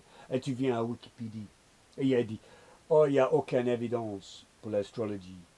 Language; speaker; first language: French; non-native, learner; English